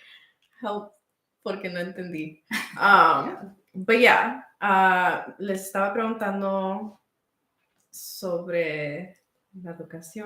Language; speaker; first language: Spanish; early bilingual, heritage; Spanish